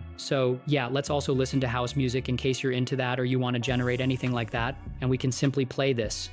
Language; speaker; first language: English; native; English